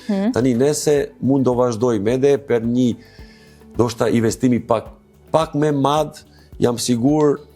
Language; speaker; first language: Albanian; non-native, learner; Serbian